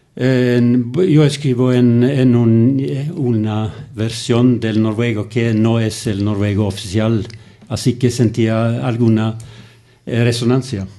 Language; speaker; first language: Spanish; non-native, fluent; Norwegian